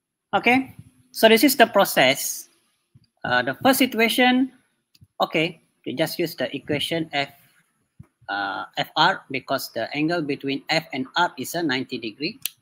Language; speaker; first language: English; non-native, local second language; Malay